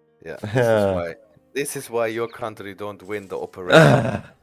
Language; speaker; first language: English; non-native, fluent; German